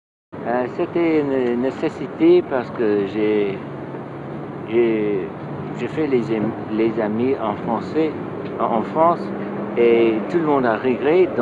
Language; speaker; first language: French; non-native, learner; English